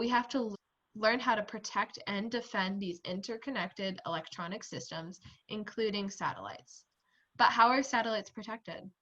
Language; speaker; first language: English; native; English